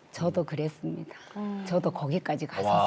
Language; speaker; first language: Korean; native; Korean